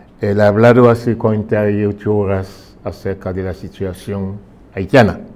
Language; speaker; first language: Spanish; non-native, fluent; Haitian Creole